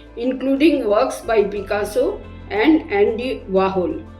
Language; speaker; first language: English; non-native, local second language; Bangla